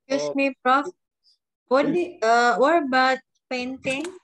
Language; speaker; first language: English; non-native, learner; Indonesian